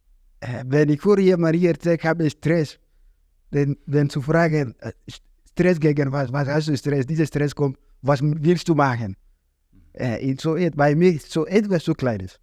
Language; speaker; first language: German; non-native, learner; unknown